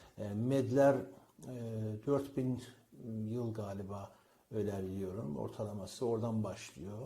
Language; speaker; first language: Turkish; non-native, fluent; Persian